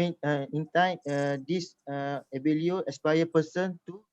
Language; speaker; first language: English; non-native, local second language; Malay